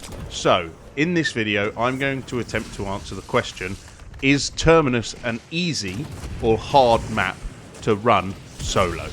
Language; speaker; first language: English; native; English